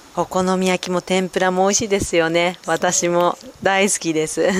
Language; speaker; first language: Japanese; native; Japanese